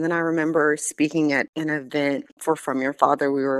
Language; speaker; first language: English; native; English